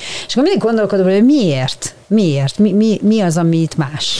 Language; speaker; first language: Hungarian; native; Hungarian